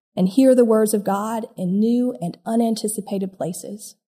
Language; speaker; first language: English; native; English